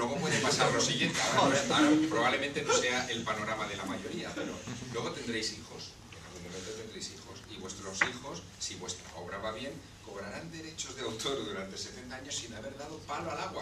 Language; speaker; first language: Spanish; native; Spanish